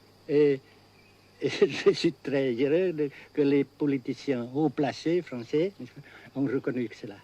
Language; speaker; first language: French; non-native, local second language; Vietnamese